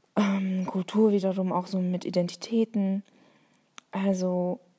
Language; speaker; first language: German; non-native, local second language; Turkish